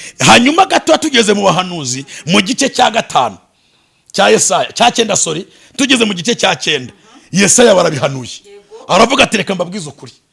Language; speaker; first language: Kinyarwanda; native; Kinyarwanda